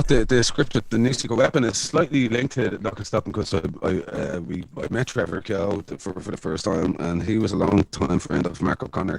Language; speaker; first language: English; native; English